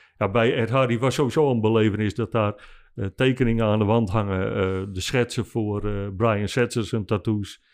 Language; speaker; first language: Dutch; non-native, local second language; Western Frisian